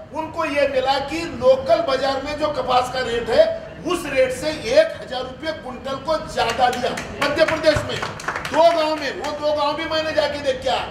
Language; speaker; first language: Hindi; non-native, local second language; Marathi